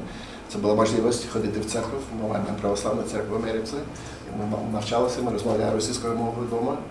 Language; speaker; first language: Ukrainian; non-native, learner; Russian